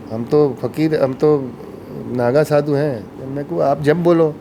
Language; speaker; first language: Hindi; non-native, local second language; Gujarati